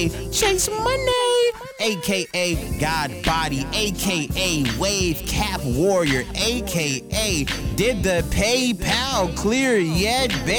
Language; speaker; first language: English; native; English